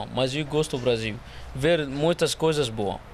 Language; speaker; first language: Portuguese; non-native, learner; Arabic